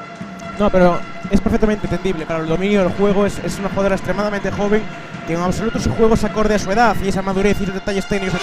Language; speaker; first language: Spanish; native; Spanish